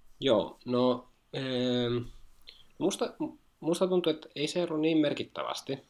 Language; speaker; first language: Finnish; non-native, fluent; Spanish